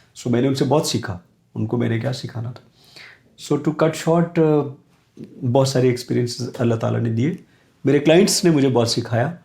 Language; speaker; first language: Urdu; non-native, local second language; Punjabi